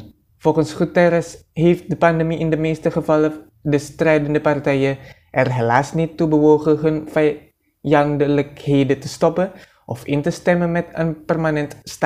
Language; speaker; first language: Dutch; non-native, fluent; Indonesian